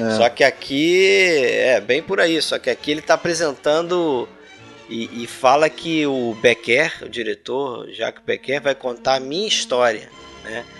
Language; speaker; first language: Portuguese; native; Portuguese